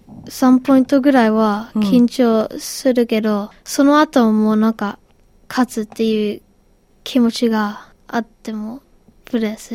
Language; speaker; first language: Japanese; early bilingual, heritage; Japanese